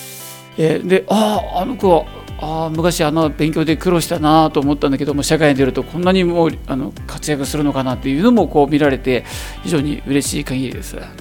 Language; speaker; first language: Japanese; native; Japanese